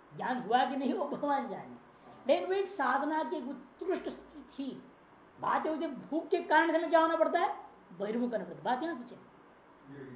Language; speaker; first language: Hindi; non-native, local second language; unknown